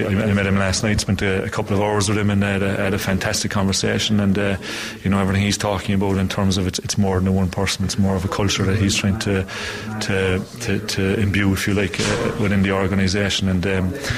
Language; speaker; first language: English; native; English